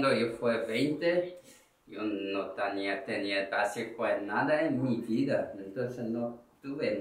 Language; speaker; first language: Spanish; non-native, learner; Korean